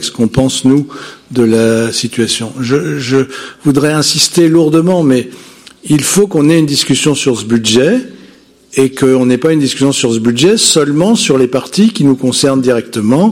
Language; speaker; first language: French; native; French